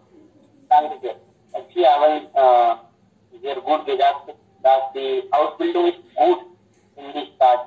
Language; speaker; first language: German; non-native, learner; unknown